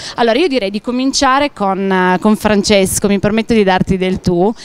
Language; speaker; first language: Italian; native; Italian